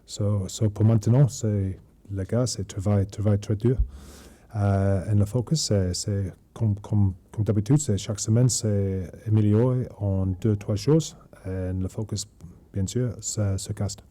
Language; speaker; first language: French; non-native, learner; English